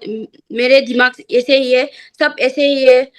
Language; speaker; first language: Hindi; non-native, local second language; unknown